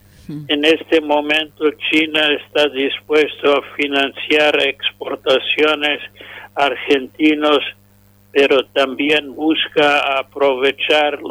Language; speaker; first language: Spanish; non-native, fluent; English